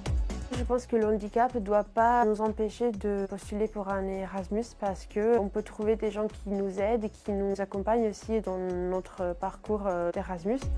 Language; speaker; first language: French; non-native, fluent; Italian